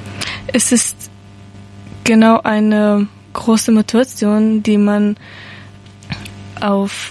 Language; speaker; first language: German; non-native, learner; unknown